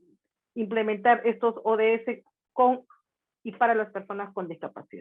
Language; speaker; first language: Spanish; native; Spanish